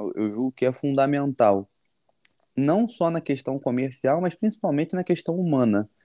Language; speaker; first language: Portuguese; native; Portuguese